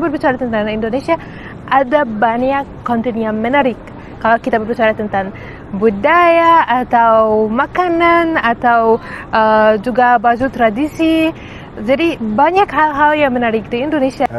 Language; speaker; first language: Indonesian; non-native, fluent; Arabic